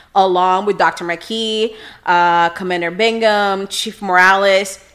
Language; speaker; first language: English; non-native, fluent; Portuguese